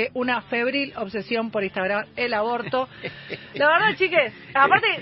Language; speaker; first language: Spanish; native; Spanish